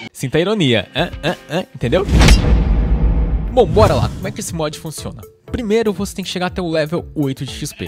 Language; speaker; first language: Portuguese; native; Portuguese